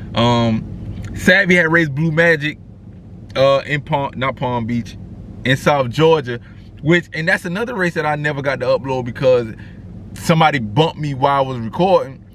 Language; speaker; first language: English; native; English